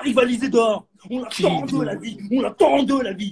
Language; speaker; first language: French; native; French